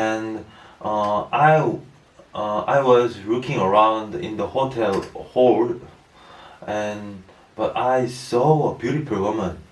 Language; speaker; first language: English; non-native, learner; Korean